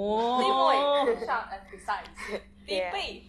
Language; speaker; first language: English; non-native, fluent; Khmer